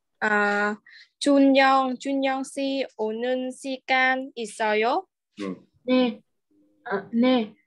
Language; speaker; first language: Korean; non-native, learner; Vietnamese